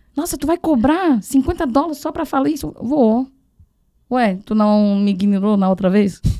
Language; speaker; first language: Portuguese; non-native, fluent; Chinese